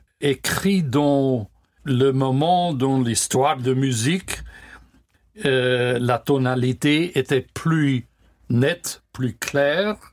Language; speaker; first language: French; non-native, learner; English